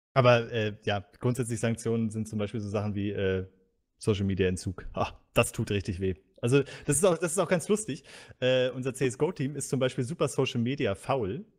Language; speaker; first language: German; native; German